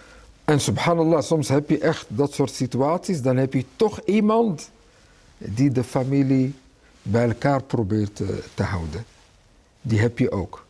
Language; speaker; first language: Dutch; early bilingual, other home language; Arabic